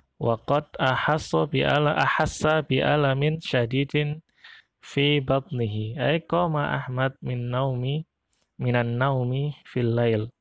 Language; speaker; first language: Arabic; non-native, fluent; Indonesian